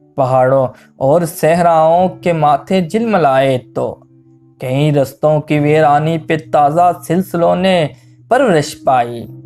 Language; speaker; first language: Urdu; non-native, local second language; Punjabi